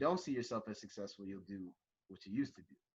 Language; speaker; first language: English; native; English